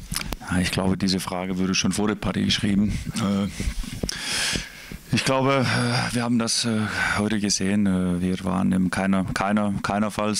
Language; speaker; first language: German; non-native, fluent; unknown